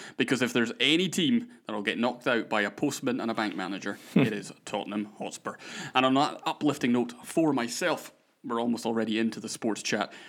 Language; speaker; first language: English; native; English